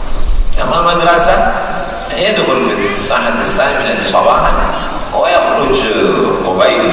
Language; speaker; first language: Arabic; non-native, fluent; Indonesian